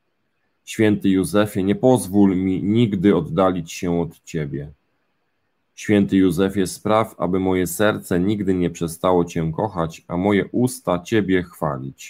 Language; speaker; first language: Polish; native; Polish